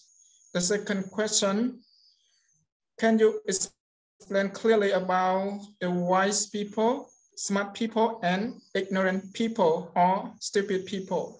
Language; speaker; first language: English; non-native, learner; Khmer